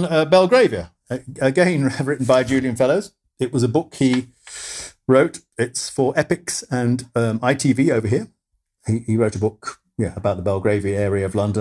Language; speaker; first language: English; native; English